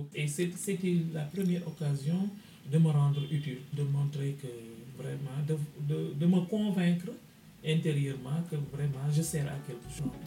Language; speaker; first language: French; non-native, local second language; Wolof